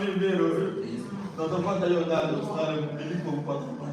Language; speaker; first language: Italian; non-native, learner; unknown